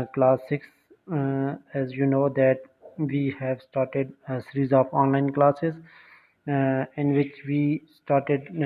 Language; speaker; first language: English; non-native, local second language; Urdu